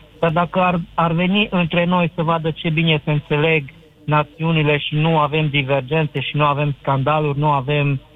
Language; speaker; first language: Romanian; non-native, local second language; Hungarian